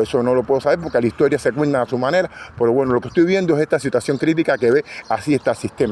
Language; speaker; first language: Spanish; native; Spanish